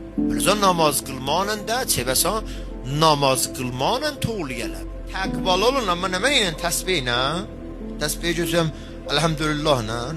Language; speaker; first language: Azerbaijani; native; Azerbaijani